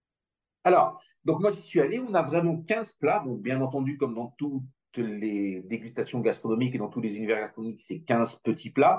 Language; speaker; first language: French; native; French